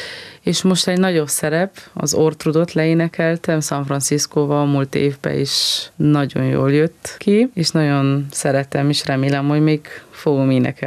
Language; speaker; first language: Hungarian; early bilingual, heritage; Hungarian